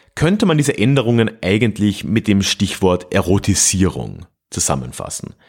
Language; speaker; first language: German; native; German